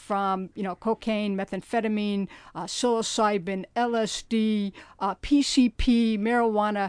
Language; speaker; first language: English; native; English